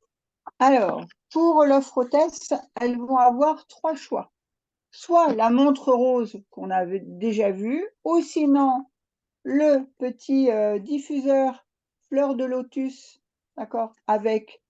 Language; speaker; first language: French; native; French